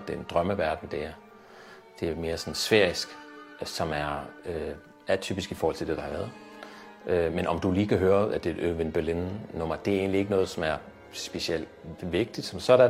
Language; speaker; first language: Danish; native; Danish